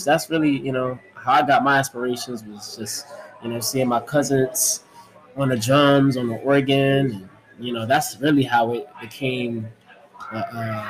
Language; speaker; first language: English; native; English